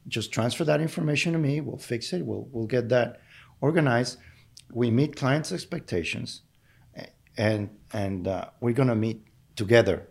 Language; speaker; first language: English; non-native, fluent; Spanish